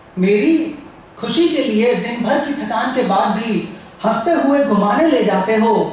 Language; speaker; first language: Hindi; native; Hindi